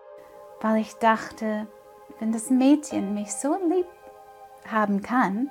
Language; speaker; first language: German; non-native, fluent; English